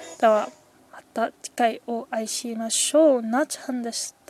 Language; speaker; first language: Japanese; non-native, learner; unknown